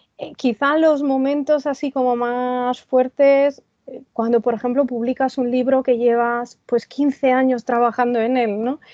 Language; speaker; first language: Spanish; non-native, fluent; Italian